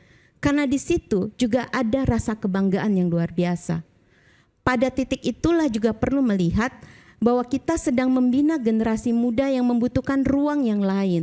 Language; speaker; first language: Indonesian; native; Indonesian